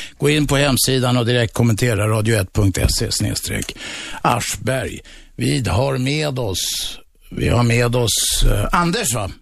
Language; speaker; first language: Swedish; native; Swedish